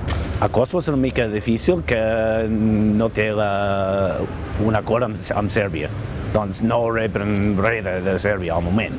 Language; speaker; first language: Catalan; non-native, learner; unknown